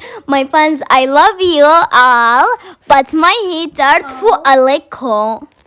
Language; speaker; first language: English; non-native, learner; Arabic